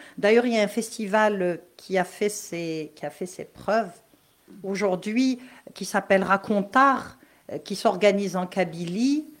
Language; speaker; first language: French; non-native, local second language; Kabyle